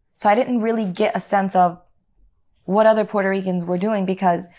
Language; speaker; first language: English; native; English